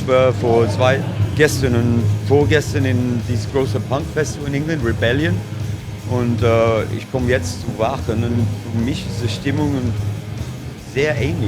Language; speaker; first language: German; non-native, fluent; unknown